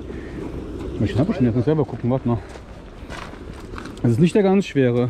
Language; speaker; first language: German; native; German